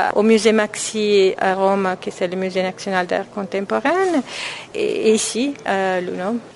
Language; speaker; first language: French; non-native, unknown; Italian